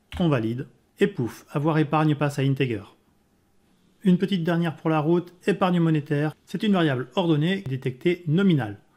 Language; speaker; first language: French; native; French